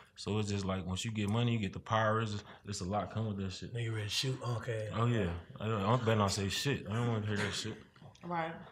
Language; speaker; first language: English; native; English